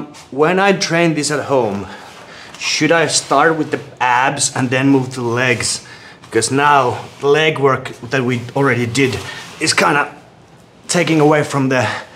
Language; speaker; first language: English; non-native, fluent; Finnish